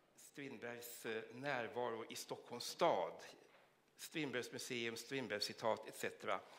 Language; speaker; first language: Swedish; native; Swedish